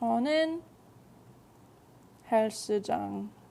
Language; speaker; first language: Korean; non-native, fluent; English